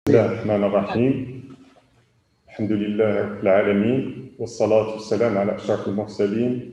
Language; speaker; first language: Arabic; native; Arabic